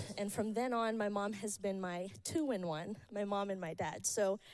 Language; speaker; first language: English; early bilingual, other home language; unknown